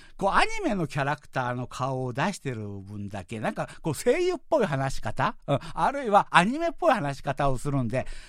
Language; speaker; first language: Japanese; non-native, fluent; Korean